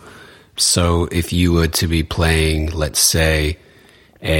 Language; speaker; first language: English; native; English